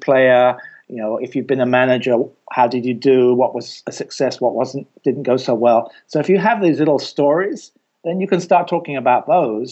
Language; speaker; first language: English; native; English